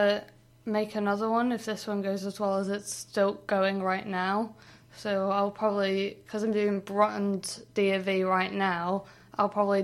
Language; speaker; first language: English; native; English